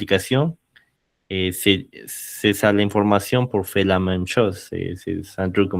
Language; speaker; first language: French; non-native, learner; Spanish